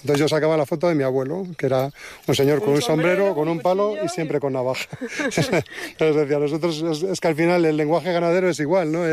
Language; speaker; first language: Spanish; native; Spanish